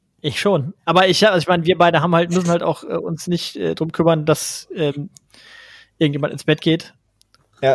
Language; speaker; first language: German; native; German